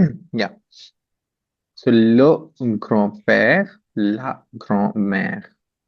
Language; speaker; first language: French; non-native, fluent; Hindi